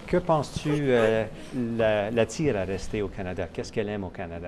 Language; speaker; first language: French; native; French